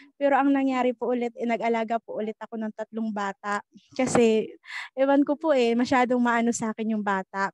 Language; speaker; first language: Filipino; non-native, local second language; Bikol